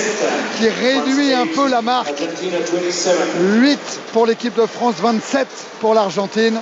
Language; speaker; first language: French; native; French